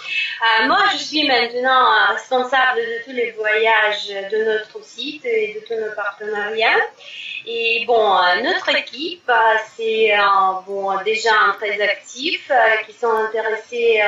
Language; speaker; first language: French; non-native, fluent; Russian